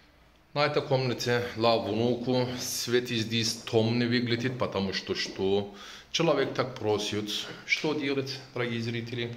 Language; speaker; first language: Russian; non-native, local second language; Turkish